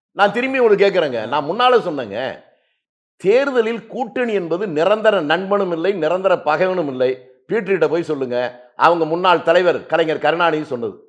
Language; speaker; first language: Tamil; native; Tamil